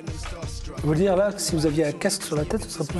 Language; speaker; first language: French; native; French